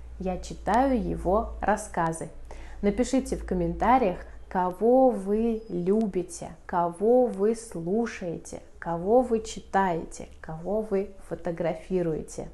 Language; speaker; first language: Russian; native; Russian